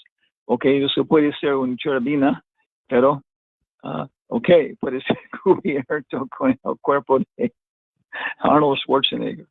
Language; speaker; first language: Spanish; non-native, fluent; English